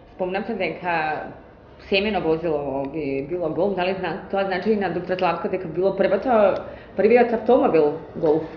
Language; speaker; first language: Macedonian; native; Macedonian